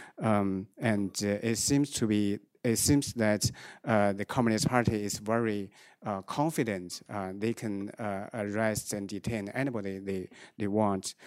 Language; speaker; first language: English; non-native, fluent; Chinese